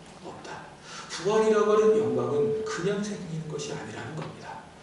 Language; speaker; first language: Korean; native; Korean